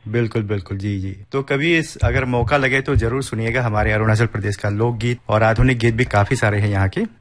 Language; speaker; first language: Hindi; non-native, local second language; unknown